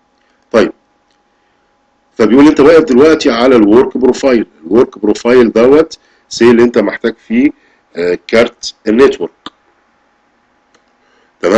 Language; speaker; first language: Arabic; native; Arabic